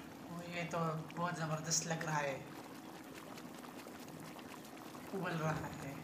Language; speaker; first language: Hindi; non-native, local second language; Pashto